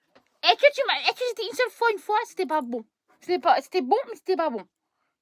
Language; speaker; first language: French; native; French